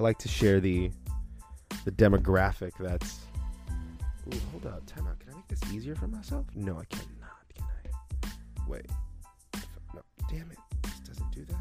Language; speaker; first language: English; native; English